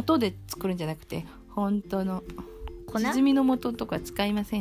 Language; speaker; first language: Japanese; non-native, fluent; Korean